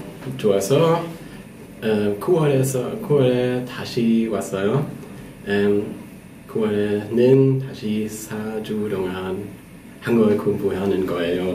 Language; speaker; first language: Korean; non-native, learner; German